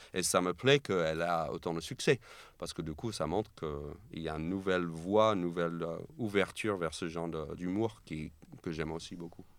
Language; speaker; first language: French; non-native, fluent; English